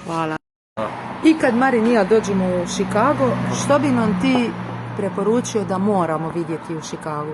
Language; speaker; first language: Croatian; native; Croatian